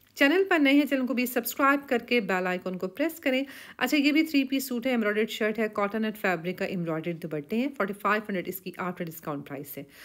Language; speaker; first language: Urdu; native; Urdu